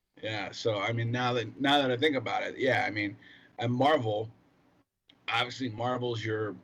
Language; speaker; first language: English; native; English